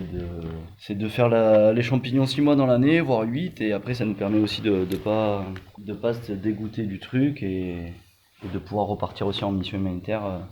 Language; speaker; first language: French; native; French